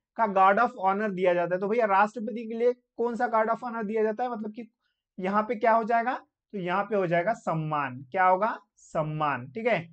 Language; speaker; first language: Hindi; non-native, local second language; Marathi